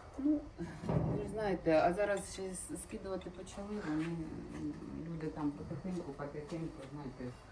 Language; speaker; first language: Ukrainian; native; Ukrainian